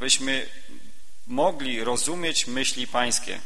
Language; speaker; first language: Polish; native; Polish